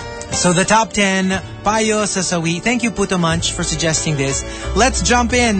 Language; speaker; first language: English; non-native, local second language; Filipino